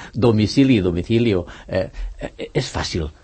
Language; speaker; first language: Catalan; native; Catalan